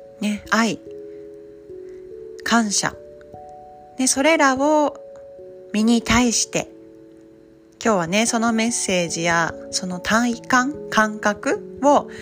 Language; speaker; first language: Japanese; native; Japanese